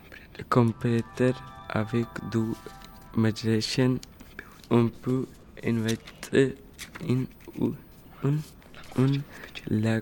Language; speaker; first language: French; non-native, learner; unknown